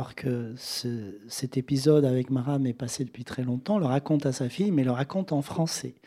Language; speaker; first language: French; native; French